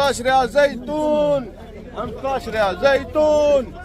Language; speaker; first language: Arabic; non-native, learner; Punjabi